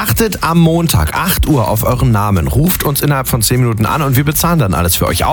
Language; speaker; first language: German; native; German